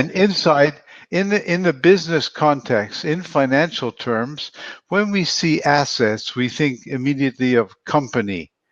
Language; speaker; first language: English; non-native, fluent; Spanish